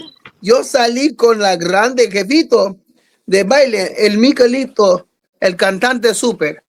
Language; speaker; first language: Spanish; non-native, learner; English